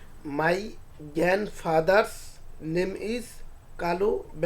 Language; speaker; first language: English; non-native, learner; Bangla